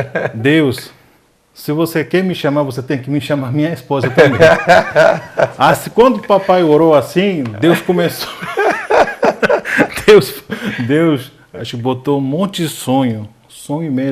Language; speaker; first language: Portuguese; non-native, fluent; Korean